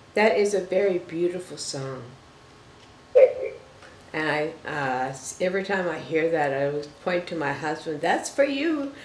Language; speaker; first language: English; native; English